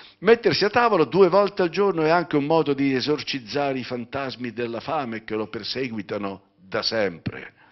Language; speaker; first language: Italian; native; Italian